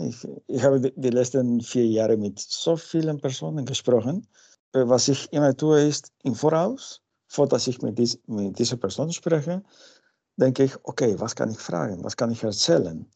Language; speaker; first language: German; non-native, fluent; Spanish